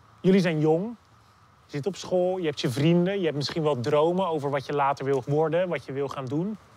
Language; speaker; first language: Dutch; native; Dutch